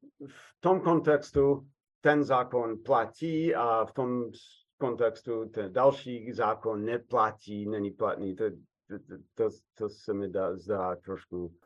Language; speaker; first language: Czech; non-native, fluent; English